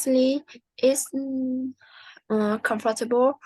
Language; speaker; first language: English; non-native, learner; Vietnamese